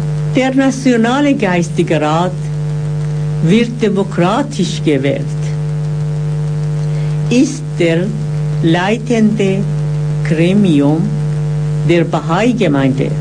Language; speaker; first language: German; non-native, fluent; Persian